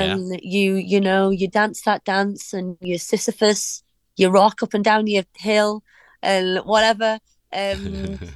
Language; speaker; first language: English; native; English